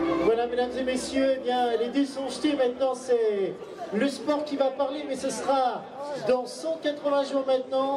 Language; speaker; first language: French; native; French